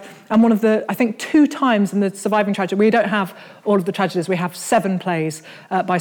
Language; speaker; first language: English; native; English